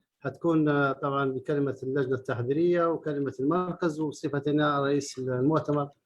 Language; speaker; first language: Arabic; native; Arabic